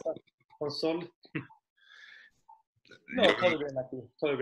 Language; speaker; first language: Spanish; non-native, fluent; Swedish